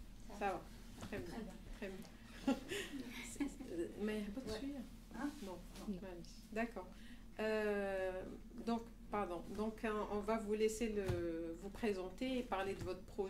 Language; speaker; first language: French; non-native, local second language; Arabic